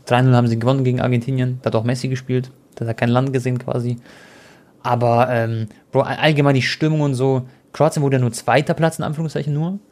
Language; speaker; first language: German; early bilingual, other home language; Croatian